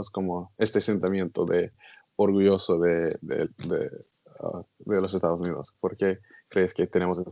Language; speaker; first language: Spanish; non-native, learner; English